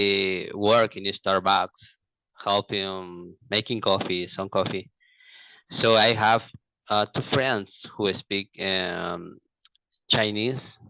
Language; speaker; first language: English; non-native, learner; Portuguese